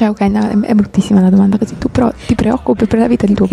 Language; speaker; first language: Italian; native; Italian